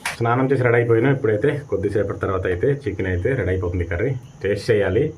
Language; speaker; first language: Telugu; native; Telugu